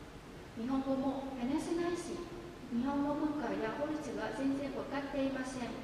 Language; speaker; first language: Japanese; non-native, fluent; Vietnamese